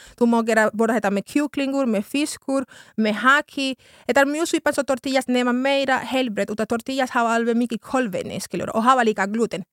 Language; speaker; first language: Icelandic; non-native, fluent; Spanish